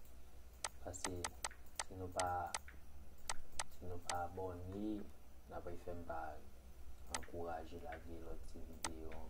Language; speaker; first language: French; non-native, learner; Haitian Creole